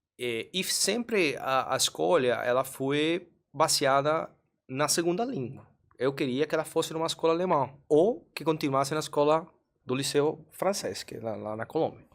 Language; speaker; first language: Portuguese; non-native, fluent; Spanish